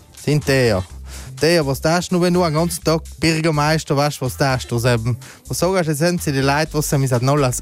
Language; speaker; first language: German; native; German